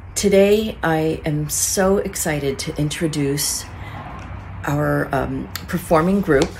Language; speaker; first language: English; native; English